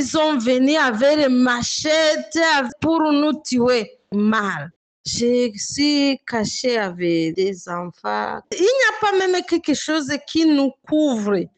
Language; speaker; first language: French; non-native, local second language; Swahili